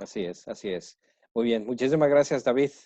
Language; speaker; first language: Spanish; native; Spanish